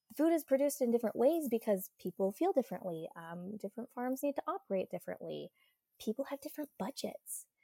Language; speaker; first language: English; native; English